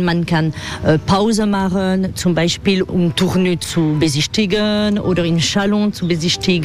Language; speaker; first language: German; non-native, learner; French